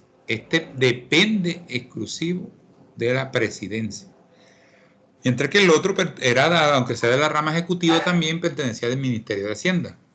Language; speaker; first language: Spanish; native; Spanish